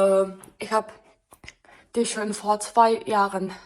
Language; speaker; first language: German; non-native, learner; Mongolian